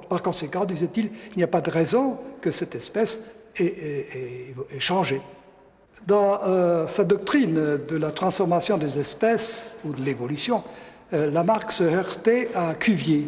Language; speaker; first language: French; native; French